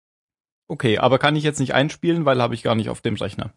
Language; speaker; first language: German; native; German